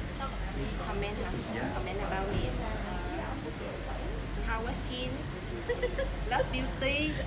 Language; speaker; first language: English; non-native, local second language; Vietnamese